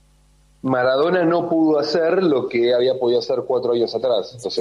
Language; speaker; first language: Spanish; native; Spanish